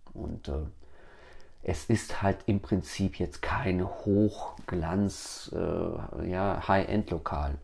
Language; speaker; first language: German; early bilingual, other home language; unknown